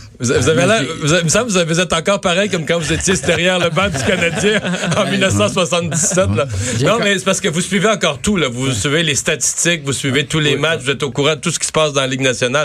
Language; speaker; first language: French; native; French